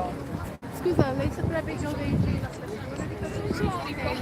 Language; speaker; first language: Italian; non-native, learner; English